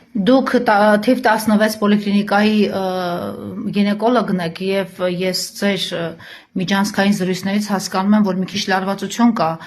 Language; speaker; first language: Armenian; native; Armenian